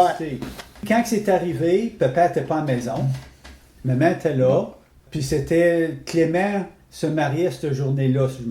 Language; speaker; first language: French; native; French